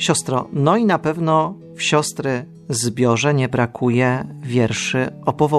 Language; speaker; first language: Polish; native; Polish